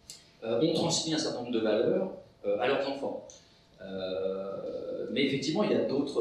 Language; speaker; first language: French; native; French